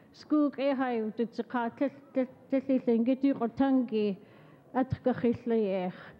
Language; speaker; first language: English; native; English